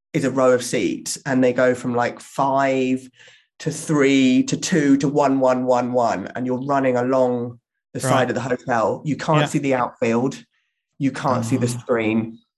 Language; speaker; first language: English; native; English